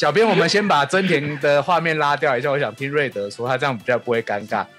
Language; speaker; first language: Chinese; native; Chinese